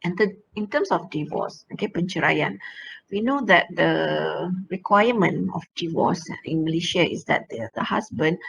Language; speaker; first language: English; non-native, local second language; Malay